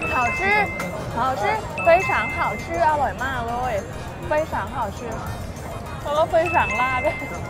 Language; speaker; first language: Thai; native; Thai